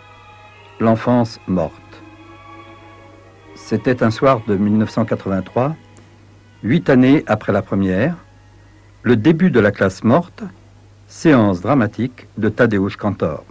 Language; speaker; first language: French; native; French